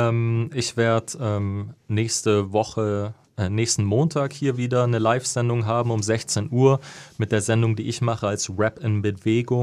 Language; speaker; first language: German; native; German